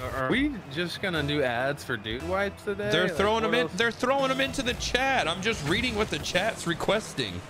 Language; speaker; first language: English; native; English